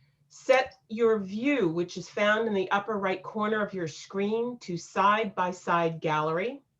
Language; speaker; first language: English; native; English